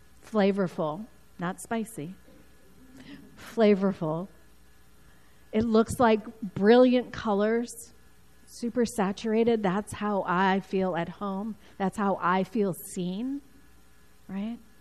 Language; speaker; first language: English; early bilingual, other home language; Spanish